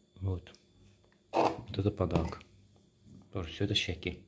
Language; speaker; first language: Russian; non-native, learner; Azerbaijani